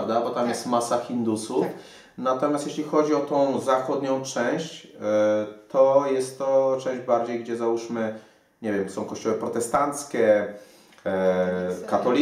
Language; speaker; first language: Polish; native; Polish